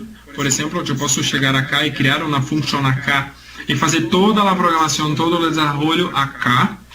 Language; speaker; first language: Spanish; non-native, learner; Portuguese